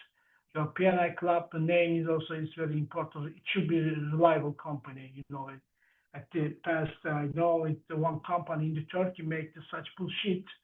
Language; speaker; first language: English; non-native, learner; Turkish